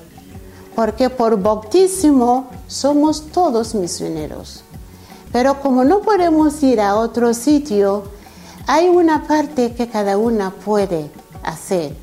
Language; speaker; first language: Spanish; non-native, fluent; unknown